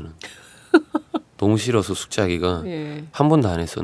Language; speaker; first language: Korean; non-native, fluent; Turkish